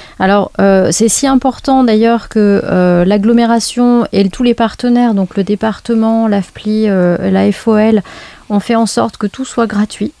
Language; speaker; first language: French; native; French